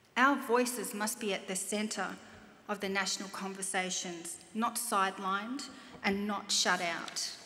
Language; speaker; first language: English; native; English